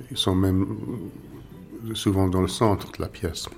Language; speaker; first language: French; non-native, fluent; English